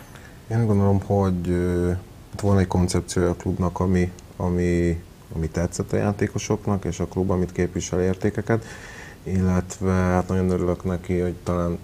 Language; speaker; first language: Hungarian; native; Hungarian